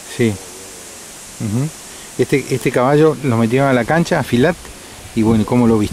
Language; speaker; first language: Spanish; native; Spanish